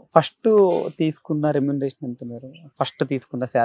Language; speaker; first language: Telugu; native; Telugu